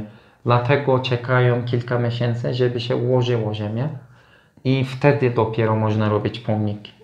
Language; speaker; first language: Polish; non-native, learner; Turkish